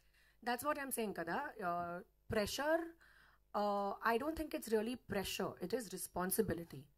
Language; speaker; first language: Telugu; non-native, learner; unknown